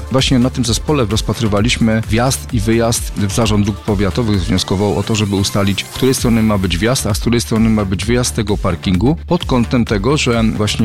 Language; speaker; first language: Polish; native; Polish